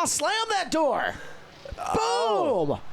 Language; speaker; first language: English; native; English